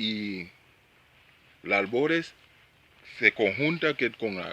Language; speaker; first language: Spanish; non-native, learner; Haitian Creole